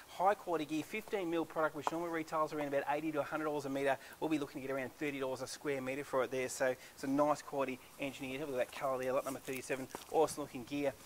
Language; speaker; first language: English; native; English